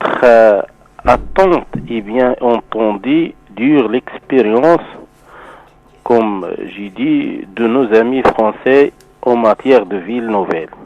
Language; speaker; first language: French; non-native, local second language; Arabic